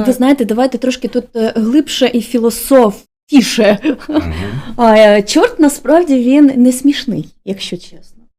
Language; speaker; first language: Ukrainian; native; Ukrainian